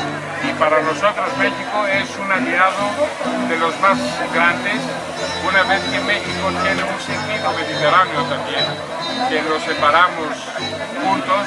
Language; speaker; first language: Spanish; non-native, fluent; Greek